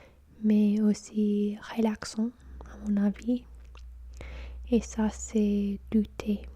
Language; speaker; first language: French; non-native, fluent; English